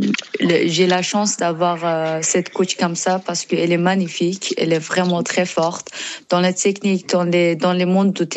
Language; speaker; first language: French; non-native, learner; Persian